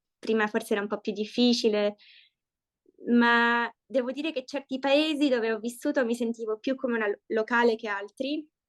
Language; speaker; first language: Italian; early bilingual, heritage; Italian